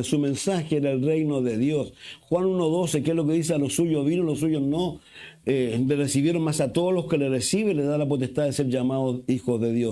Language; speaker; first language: Spanish; native; Spanish